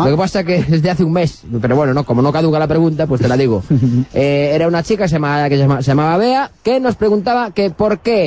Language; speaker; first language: Spanish; native; Spanish